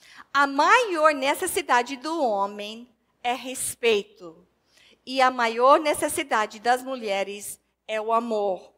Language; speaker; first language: Portuguese; non-native, fluent; English